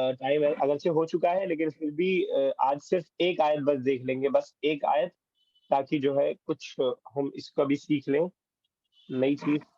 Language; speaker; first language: Urdu; native; Urdu